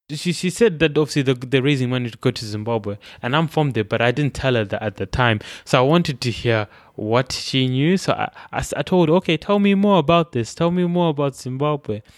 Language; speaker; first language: English; non-native, local second language; Shona